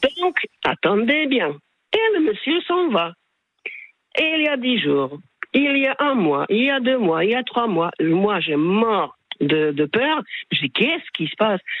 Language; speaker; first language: French; non-native, fluent; Slovak